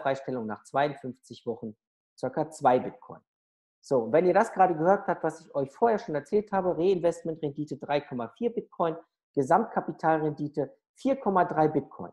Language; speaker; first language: German; native; German